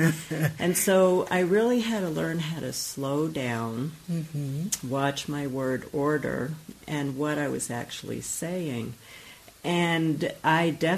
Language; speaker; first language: English; native; English